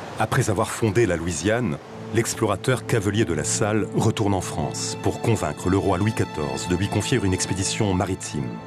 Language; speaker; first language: French; native; French